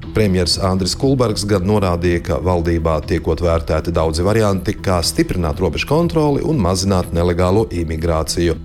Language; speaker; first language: Latvian; native; Latvian